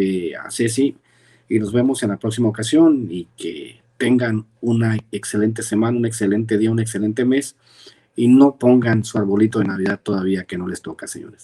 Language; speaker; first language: Spanish; native; Spanish